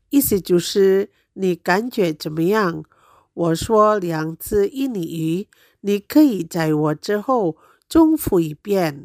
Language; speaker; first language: Chinese; non-native, fluent; Indonesian